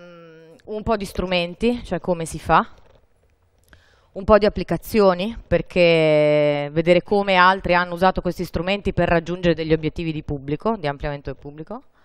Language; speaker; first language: Italian; native; Italian